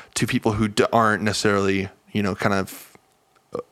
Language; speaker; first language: English; native; English